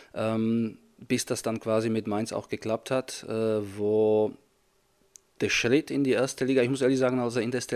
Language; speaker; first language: German; non-native, fluent; Czech